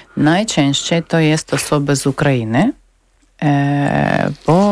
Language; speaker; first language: Polish; non-native, local second language; Ukrainian